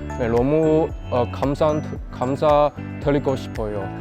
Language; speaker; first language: Korean; non-native, learner; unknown